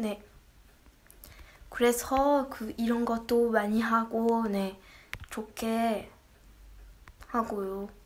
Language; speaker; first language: Korean; early bilingual, heritage; Korean